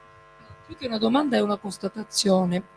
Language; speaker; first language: Italian; native; Italian